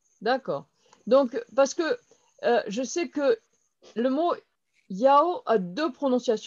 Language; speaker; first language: French; non-native, fluent; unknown